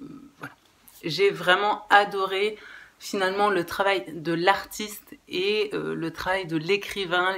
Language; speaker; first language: French; native; French